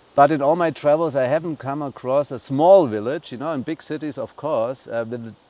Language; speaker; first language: English; non-native, fluent; German